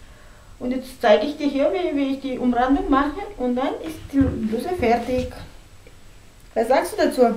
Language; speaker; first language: German; non-native, fluent; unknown